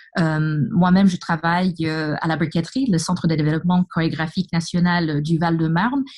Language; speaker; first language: French; non-native, fluent; English